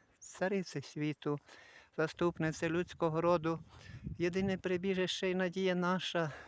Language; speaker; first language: Ukrainian; native; Ukrainian